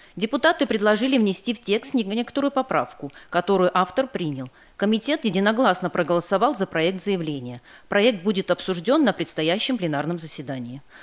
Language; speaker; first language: Russian; non-native, local second language; Armenian